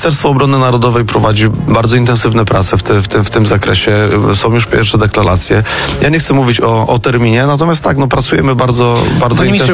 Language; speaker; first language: Polish; native; Polish